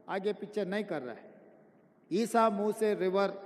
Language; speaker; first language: Hindi; non-native, local second language; Telugu